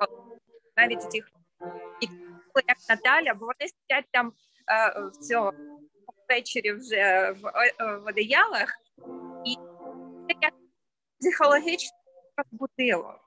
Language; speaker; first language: Ukrainian; non-native, local second language; Russian